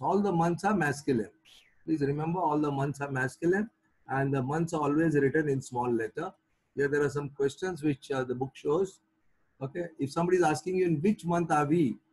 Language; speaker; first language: English; non-native, local second language; Marathi